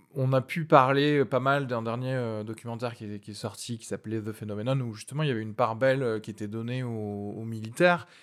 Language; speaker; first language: French; native; French